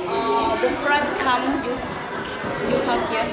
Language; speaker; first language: English; non-native, learner; Thai